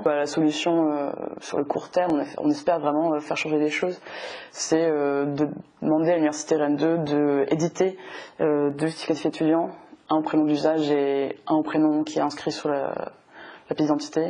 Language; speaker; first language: French; native; French